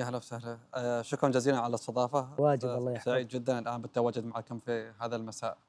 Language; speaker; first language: Arabic; native; Arabic